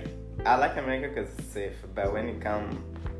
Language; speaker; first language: English; early bilingual, other home language; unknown